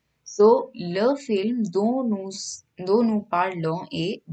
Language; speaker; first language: French; non-native, fluent; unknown